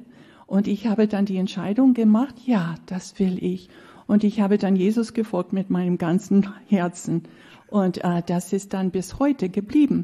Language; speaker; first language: German; non-native, fluent; English